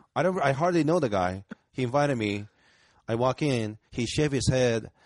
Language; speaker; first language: English; early bilingual, other home language; Japanese